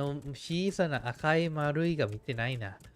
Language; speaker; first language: Japanese; non-native, fluent; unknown